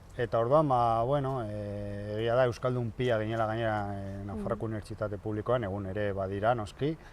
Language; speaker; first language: Basque; non-native, local second language; Spanish